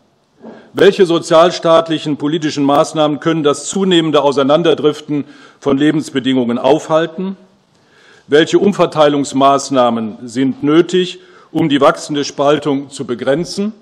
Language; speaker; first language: German; native; German